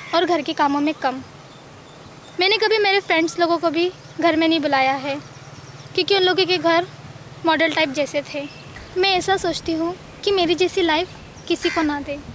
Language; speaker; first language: Hindi; native; Hindi